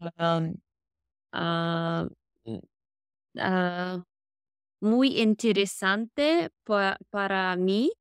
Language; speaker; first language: Spanish; non-native, learner; Russian